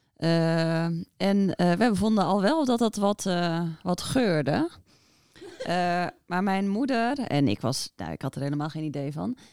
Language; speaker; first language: Dutch; native; Dutch